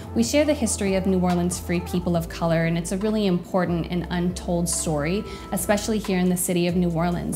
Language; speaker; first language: English; native; English